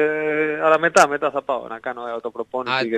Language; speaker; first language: Greek; non-native, learner; Spanish